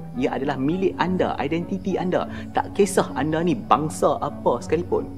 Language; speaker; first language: Malay; native; Malay